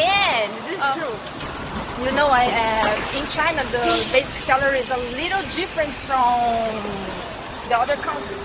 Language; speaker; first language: English; non-native, fluent; Portuguese